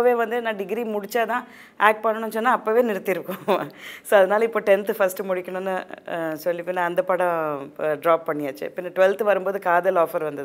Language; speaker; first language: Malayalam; non-native, local second language; Tamil